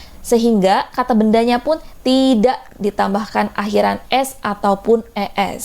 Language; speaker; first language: Indonesian; native; Indonesian